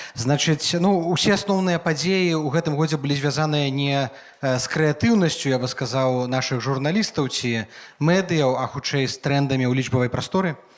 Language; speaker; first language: Belarusian; native; Belarusian